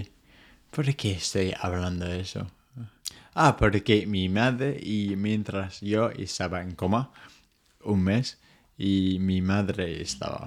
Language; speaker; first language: Spanish; non-native, fluent; English